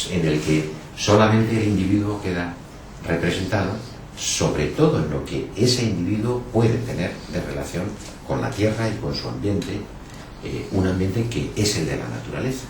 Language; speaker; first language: Spanish; native; Spanish